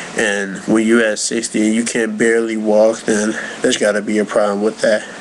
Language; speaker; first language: English; native; English